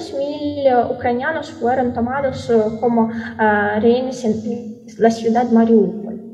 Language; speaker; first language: Spanish; non-native, fluent; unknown